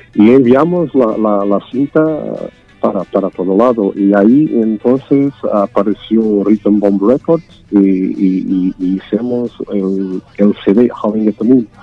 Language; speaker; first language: Spanish; non-native, learner; Portuguese